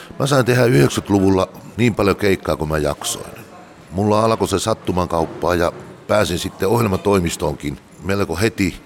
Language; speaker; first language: Finnish; native; Finnish